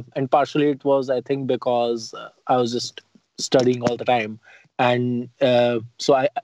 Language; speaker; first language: English; non-native, local second language; Hindi